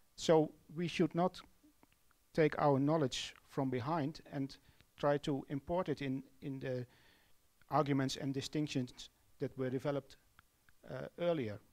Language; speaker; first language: English; non-native, fluent; Dutch